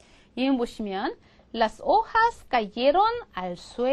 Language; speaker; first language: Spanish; non-native, fluent; Korean